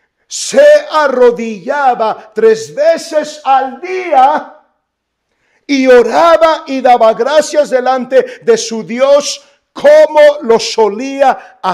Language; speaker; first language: Spanish; native; Spanish